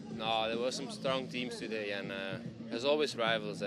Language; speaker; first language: English; non-native, fluent; Dutch